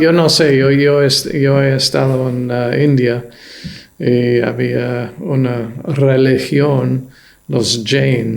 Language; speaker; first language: Spanish; non-native, fluent; English